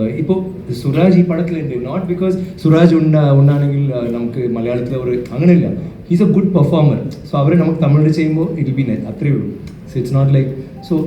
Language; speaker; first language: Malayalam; non-native, fluent; Tamil